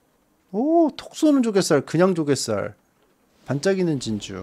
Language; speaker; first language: Korean; native; Korean